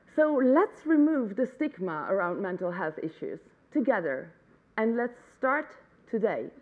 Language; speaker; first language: English; non-native, fluent; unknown